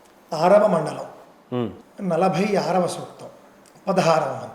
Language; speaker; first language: Telugu; native; Telugu